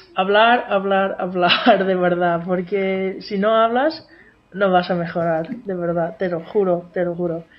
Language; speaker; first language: Spanish; non-native, fluent; English